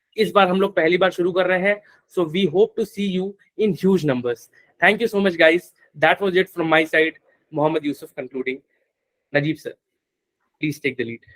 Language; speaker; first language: Hindi; native; Hindi